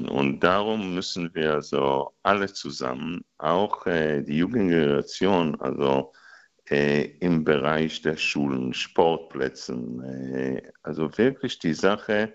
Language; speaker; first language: German; non-native, fluent; Hebrew